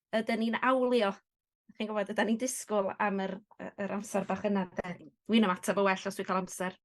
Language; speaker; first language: Welsh; native; Welsh